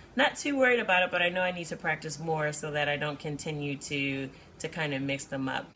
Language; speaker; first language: English; native; English